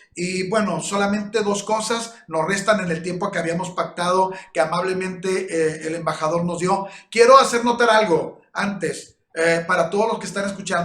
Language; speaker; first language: Spanish; native; Spanish